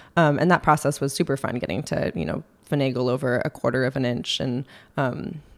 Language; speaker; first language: English; native; English